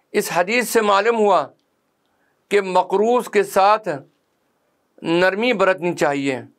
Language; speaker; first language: Urdu; native; Urdu